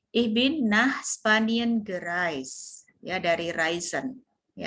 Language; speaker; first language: German; non-native, fluent; Indonesian